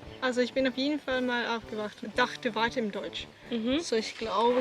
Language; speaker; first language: German; non-native, fluent; Swedish